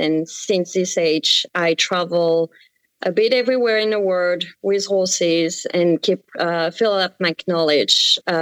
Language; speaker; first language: English; non-native, fluent; French